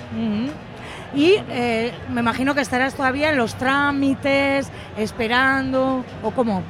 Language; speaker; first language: Spanish; native; Spanish